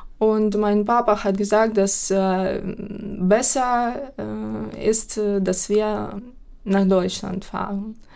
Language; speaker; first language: German; non-native, learner; Ukrainian